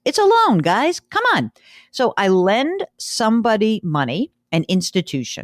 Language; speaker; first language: English; native; English